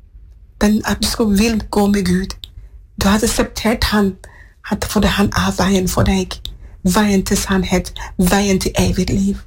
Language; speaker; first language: Norwegian; non-native, fluent; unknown